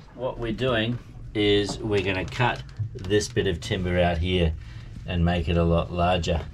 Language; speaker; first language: English; native; English